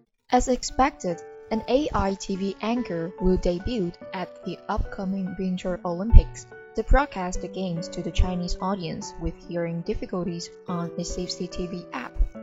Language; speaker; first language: English; non-native, fluent; Chinese